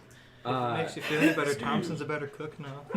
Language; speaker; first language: English; native; English